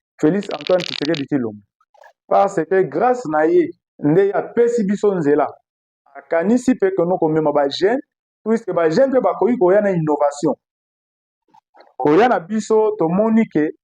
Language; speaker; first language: Lingala; non-native, local second language; Kituba (Democratic Republic of Congo)